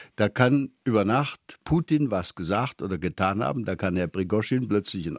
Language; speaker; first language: German; native; German